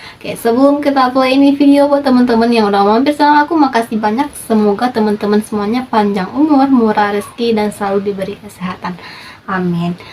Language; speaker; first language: Indonesian; native; Indonesian